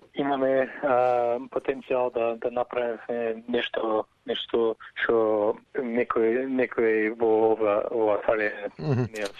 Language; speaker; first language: Macedonian; early bilingual, heritage; Macedonian